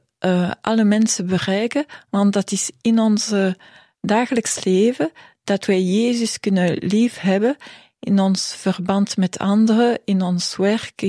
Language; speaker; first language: Dutch; non-native, local second language; French